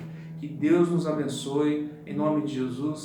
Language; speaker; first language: Portuguese; native; Portuguese